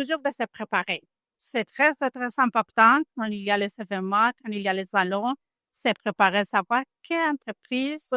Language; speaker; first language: French; non-native, fluent; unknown